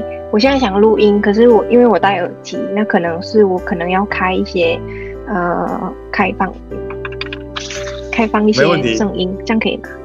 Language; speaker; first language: Chinese; non-native, fluent; Vietnamese